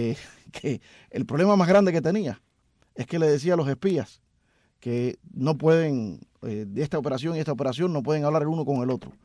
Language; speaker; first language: Spanish; native; Spanish